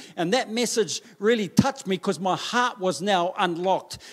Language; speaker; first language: English; native; English